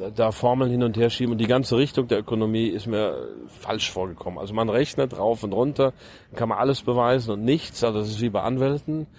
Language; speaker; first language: German; native; German